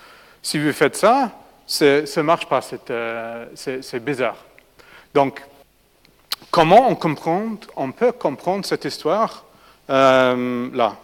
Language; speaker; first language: French; non-native, fluent; English